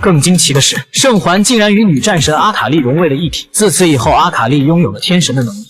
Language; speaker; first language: Chinese; native; Chinese